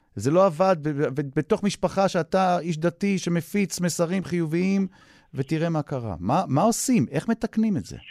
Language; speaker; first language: Hebrew; native; Hebrew